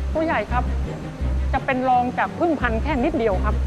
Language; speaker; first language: Thai; native; Thai